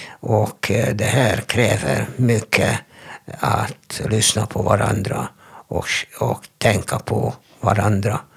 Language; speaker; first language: Swedish; non-native, fluent; Hungarian